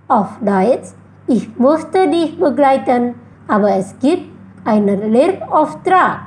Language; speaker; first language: German; non-native, fluent; Indonesian